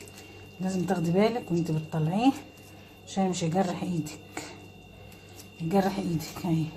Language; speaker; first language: Arabic; native; Arabic